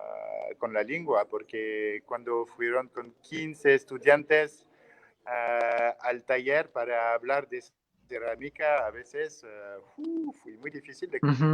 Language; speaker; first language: Spanish; non-native, learner; French